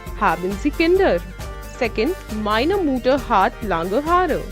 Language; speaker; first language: German; non-native, fluent; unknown